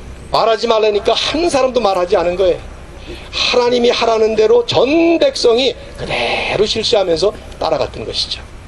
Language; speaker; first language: Korean; native; Korean